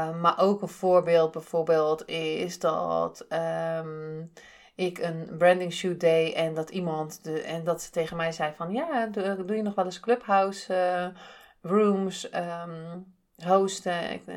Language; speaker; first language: Dutch; native; Dutch